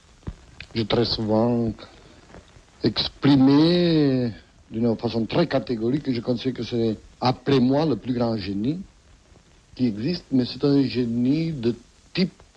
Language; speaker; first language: French; non-native, fluent; Catalan